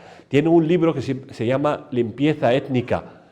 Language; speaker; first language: Spanish; non-native, fluent; Arabic